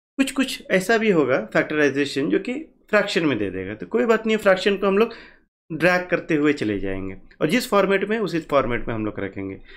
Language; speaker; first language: Hindi; native; Hindi